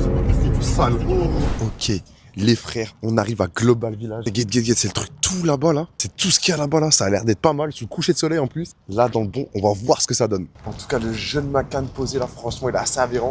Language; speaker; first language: French; native; French